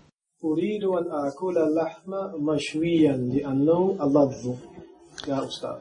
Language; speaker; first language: Arabic; non-native, learner; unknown